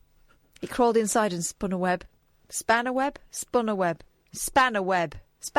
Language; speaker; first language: English; native; English